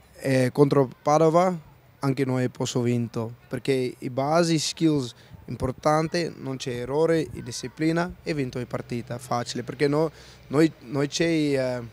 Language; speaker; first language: Italian; non-native, learner; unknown